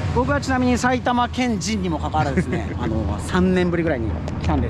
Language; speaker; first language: Japanese; native; Japanese